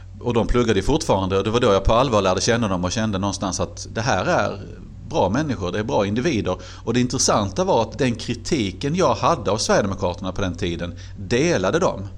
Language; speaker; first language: Swedish; native; Swedish